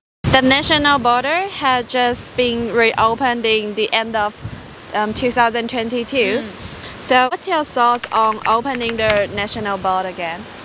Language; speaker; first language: English; non-native, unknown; Chinese